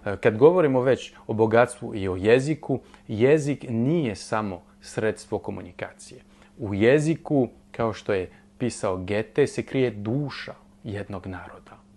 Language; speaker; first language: Bosnian; non-native, fluent; French